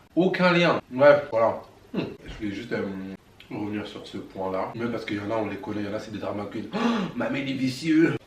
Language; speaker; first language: French; early bilingual, other home language; Bambara